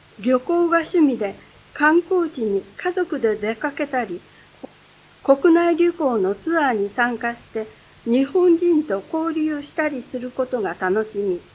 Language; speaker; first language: Japanese; native; Japanese